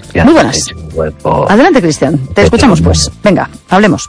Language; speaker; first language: Spanish; native; Spanish